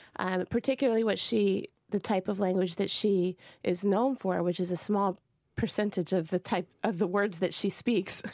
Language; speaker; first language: English; native; English